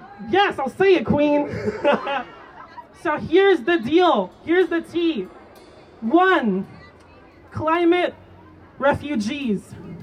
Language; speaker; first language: English; early bilingual, other home language; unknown